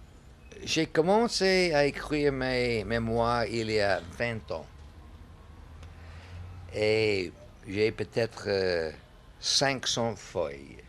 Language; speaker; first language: French; non-native, learner; English